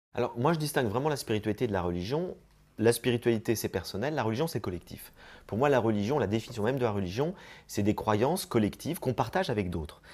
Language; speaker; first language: French; native; French